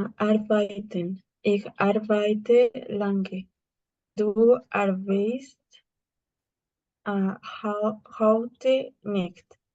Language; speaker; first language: German; non-native, learner; Spanish